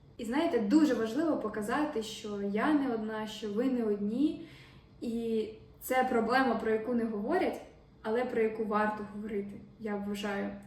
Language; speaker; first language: Ukrainian; non-native, local second language; Russian